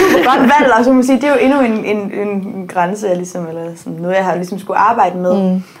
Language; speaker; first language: Danish; early bilingual, heritage; English